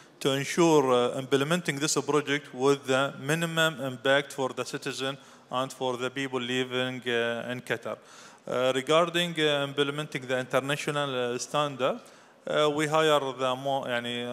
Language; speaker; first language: English; non-native, fluent; Arabic